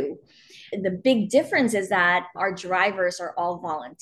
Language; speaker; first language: English; non-native, local second language; Filipino